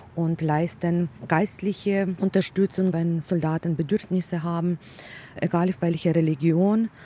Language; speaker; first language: German; non-native, fluent; Ukrainian